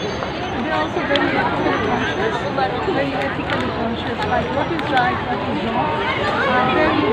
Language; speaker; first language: English; non-native, fluent; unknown